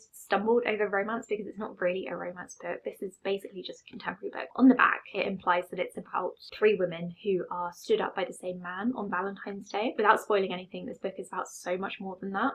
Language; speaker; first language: English; native; English